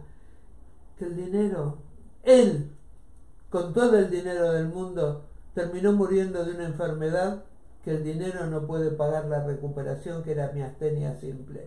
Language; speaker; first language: Spanish; native; Spanish